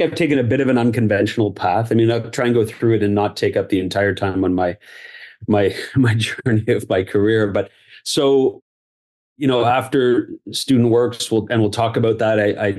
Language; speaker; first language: English; native; English